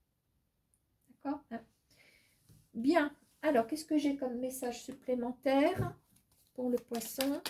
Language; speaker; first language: French; native; French